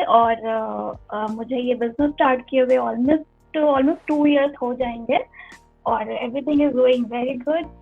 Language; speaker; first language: Hindi; native; Hindi